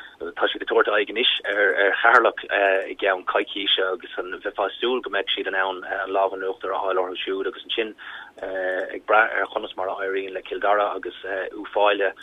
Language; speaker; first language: Irish; native; Irish